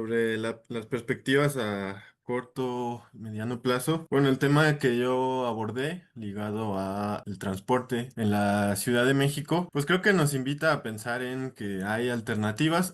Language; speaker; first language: Spanish; native; Spanish